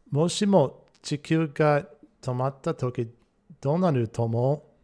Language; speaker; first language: Japanese; non-native, learner; English